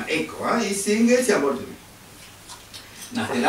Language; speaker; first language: German; non-native, learner; Spanish